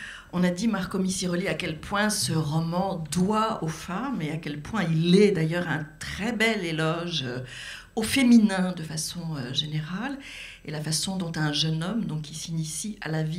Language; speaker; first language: French; native; French